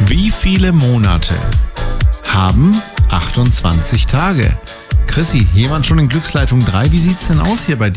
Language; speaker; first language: German; native; German